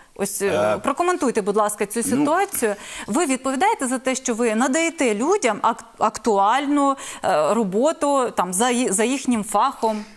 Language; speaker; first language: Ukrainian; native; Ukrainian